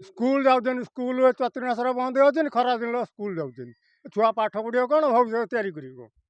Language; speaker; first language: Odia; native; Odia